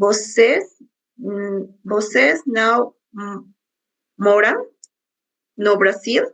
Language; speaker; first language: Portuguese; non-native, learner; Spanish